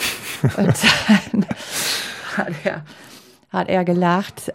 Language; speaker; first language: German; non-native, fluent; English